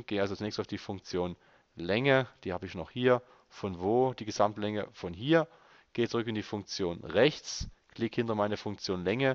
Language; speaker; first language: German; native; German